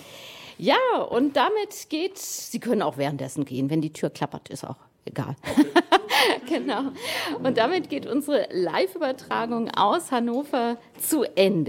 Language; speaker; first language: German; native; German